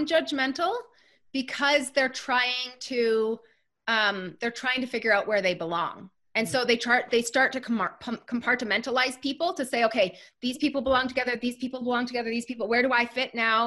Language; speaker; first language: English; native; English